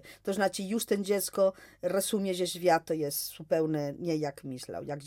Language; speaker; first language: Polish; non-native, fluent; Spanish